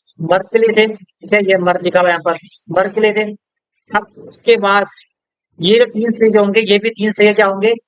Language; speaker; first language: Urdu; native; Urdu